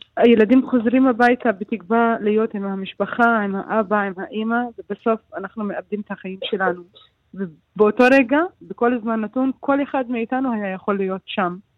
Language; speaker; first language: Hebrew; non-native, local second language; Arabic